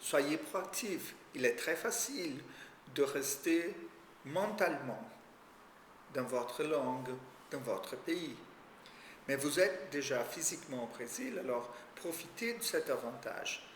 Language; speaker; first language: French; non-native, fluent; Portuguese